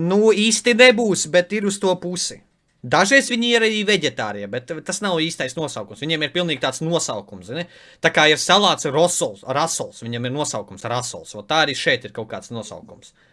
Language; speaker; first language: Latvian; native; Latvian